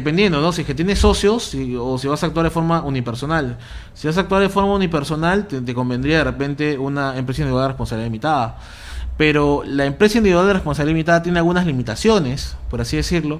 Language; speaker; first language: Spanish; native; Spanish